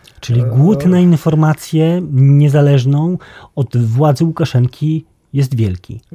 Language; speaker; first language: Polish; native; Polish